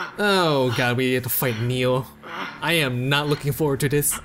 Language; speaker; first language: English; native; English